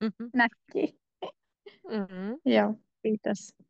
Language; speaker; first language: Finnish; non-native, learner; Turkish